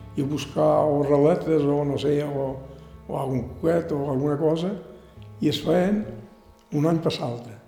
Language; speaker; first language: Catalan; native; Catalan